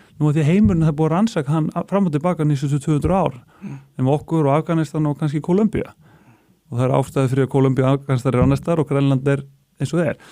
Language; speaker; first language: Icelandic; native; Icelandic